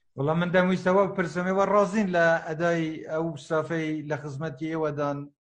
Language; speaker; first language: Central Kurdish; non-native, local second language; Kurdish